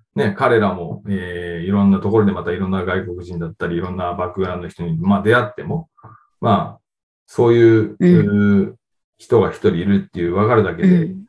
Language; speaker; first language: Japanese; native; Japanese